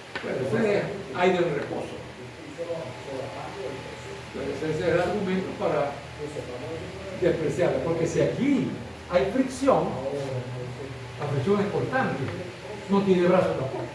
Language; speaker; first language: Spanish; native; Spanish